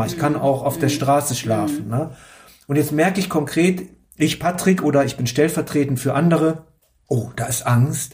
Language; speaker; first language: German; native; German